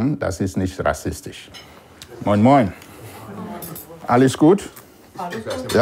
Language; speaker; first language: German; non-native, fluent; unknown